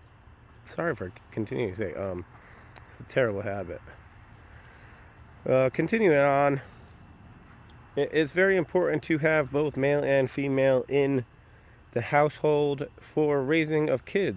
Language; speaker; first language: English; native; English